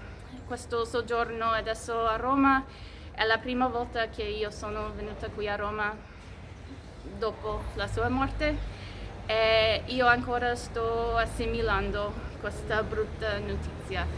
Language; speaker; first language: Italian; non-native, fluent; English